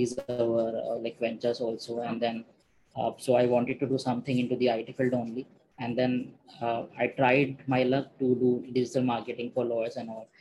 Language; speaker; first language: English; non-native, local second language; Hindi